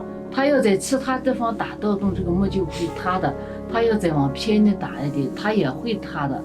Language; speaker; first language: Chinese; native; Chinese